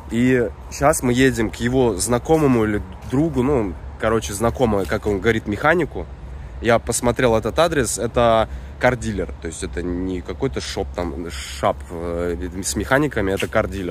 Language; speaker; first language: Russian; native; Russian